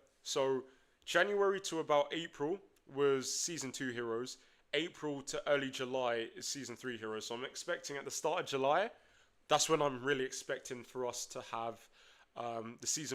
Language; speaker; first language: English; native; English